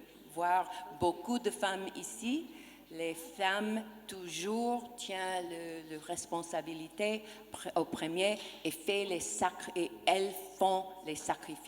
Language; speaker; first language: French; non-native, learner; English